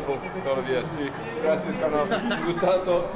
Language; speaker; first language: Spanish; non-native, fluent; English